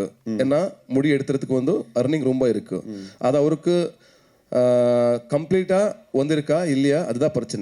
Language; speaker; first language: Tamil; non-native, learner; Kannada